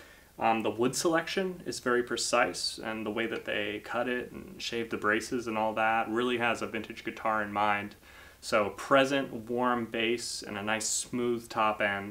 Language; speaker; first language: English; native; English